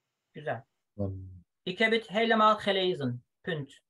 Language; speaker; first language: Dutch; non-native, fluent; Turkish